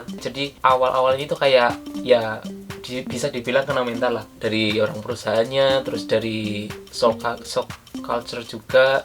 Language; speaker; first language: Indonesian; native; Indonesian